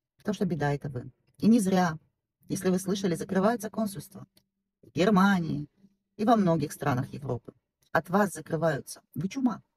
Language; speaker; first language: Russian; native; Russian